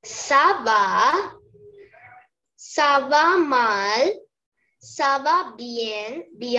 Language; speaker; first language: French; non-native, learner; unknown